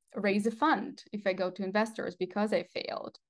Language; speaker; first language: English; non-native, fluent; Russian